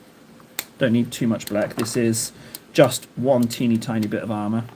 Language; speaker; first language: English; native; English